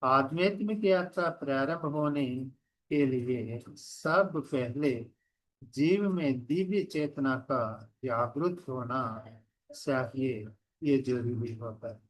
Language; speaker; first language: Hindi; non-native, local second language; Telugu